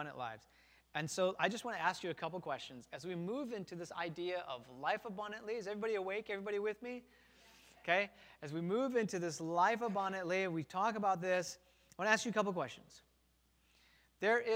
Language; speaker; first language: English; native; English